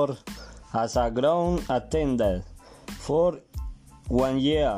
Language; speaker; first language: English; non-native, learner; Spanish